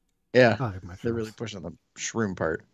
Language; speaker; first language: English; native; English